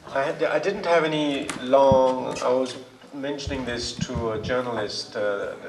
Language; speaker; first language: English; native; English